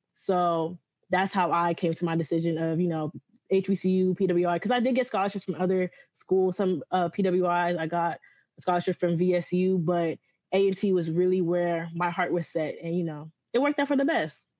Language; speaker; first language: English; early bilingual, other home language; Yoruba